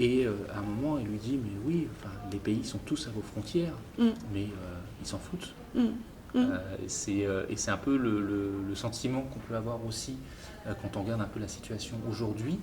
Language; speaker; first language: French; native; French